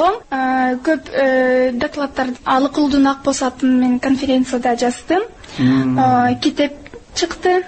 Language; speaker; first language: Kyrgyz; non-native, local second language; Russian